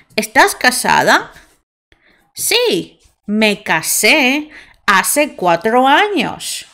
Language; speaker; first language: English; non-native, fluent; Spanish